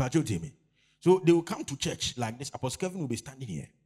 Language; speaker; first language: English; non-native, local second language; Akan